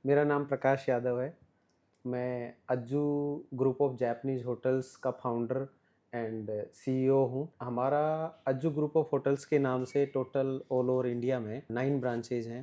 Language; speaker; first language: Hindi; native; Hindi